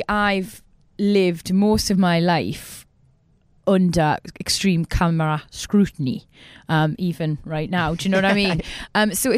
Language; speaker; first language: English; native; English